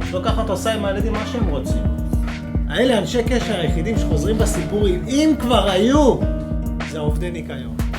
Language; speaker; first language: Hebrew; native; Hebrew